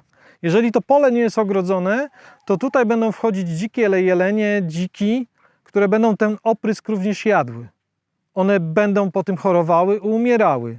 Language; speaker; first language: Polish; native; Polish